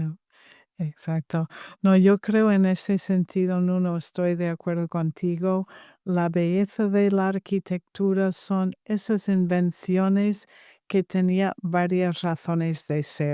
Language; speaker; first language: Spanish; non-native, fluent; English